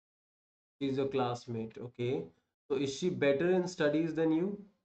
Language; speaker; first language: English; non-native, local second language; Hindi